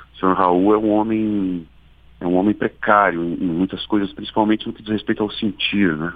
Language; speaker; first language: Portuguese; native; Portuguese